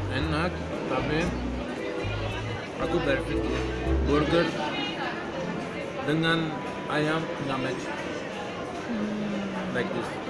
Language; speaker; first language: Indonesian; non-native, learner; Turkish